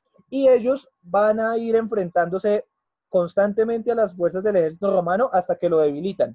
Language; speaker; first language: Spanish; native; Spanish